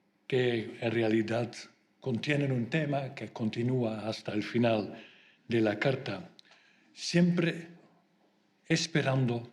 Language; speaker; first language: Spanish; non-native, fluent; Dutch